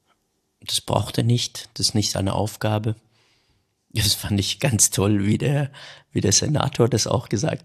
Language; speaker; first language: German; non-native, fluent; Persian